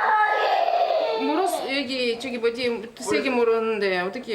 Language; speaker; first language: Korean; non-native, learner; Russian